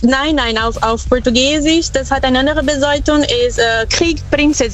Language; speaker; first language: German; non-native, fluent; Portuguese